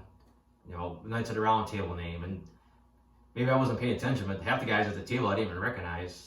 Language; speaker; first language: English; native; English